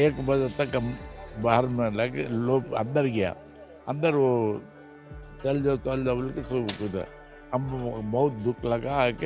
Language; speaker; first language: Hindi; non-native, local second language; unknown